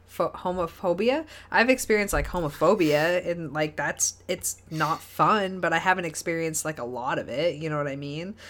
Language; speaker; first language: English; native; English